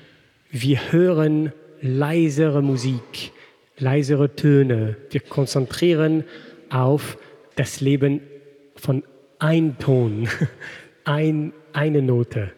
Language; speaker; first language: German; non-native, fluent; French